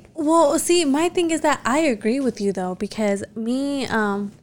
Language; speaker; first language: English; early bilingual, other home language; Spanish